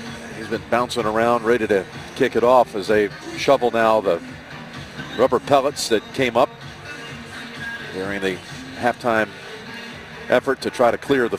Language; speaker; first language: English; native; English